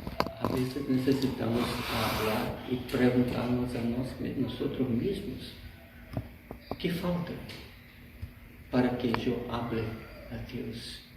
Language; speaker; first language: Spanish; non-native, fluent; Portuguese